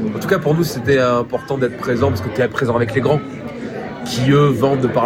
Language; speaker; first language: French; native; French